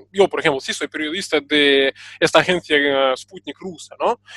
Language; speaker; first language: Spanish; non-native, fluent; Russian